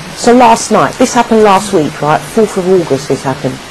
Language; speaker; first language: English; native; English